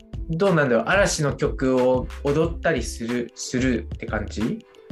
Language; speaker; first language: Japanese; native; Japanese